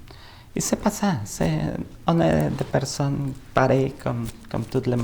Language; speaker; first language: French; non-native, fluent; Spanish